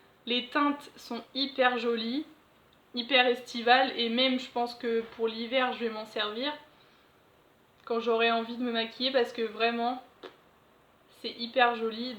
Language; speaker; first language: French; native; French